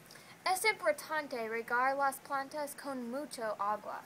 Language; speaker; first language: Spanish; non-native, learner; English